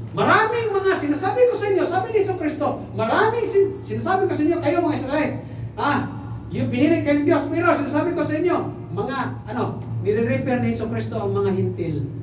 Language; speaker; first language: Filipino; non-native, local second language; Cebuano